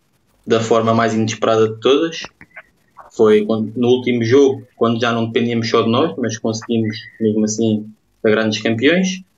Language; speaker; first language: Portuguese; native; Portuguese